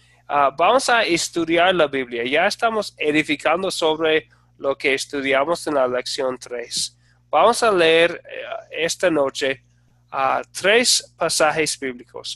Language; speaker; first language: Spanish; non-native, fluent; English